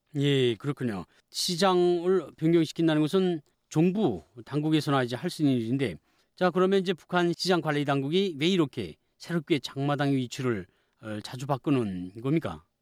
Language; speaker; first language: Korean; native; Korean